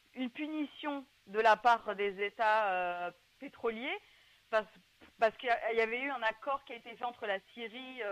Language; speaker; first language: French; native; French